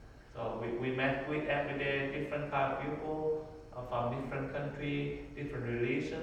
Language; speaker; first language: English; non-native, learner; Vietnamese